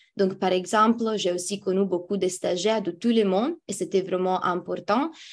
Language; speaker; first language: French; non-native, fluent; Italian